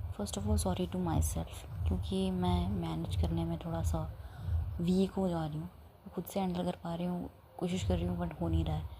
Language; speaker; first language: Hindi; non-native, local second language; Marwari